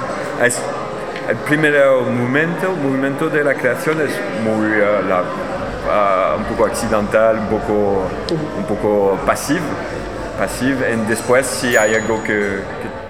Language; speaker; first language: Spanish; non-native, learner; French